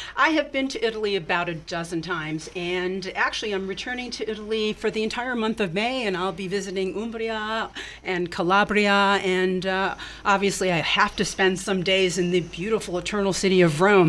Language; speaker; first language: English; native; English